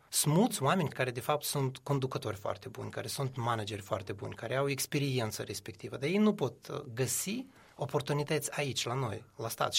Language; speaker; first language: Romanian; non-native, local second language; Russian